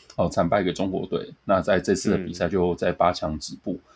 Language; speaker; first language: Chinese; native; Chinese